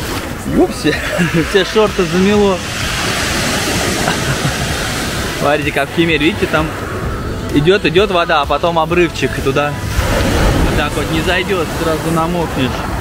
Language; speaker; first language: Russian; native; Russian